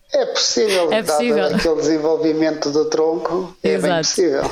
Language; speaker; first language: Portuguese; native; Portuguese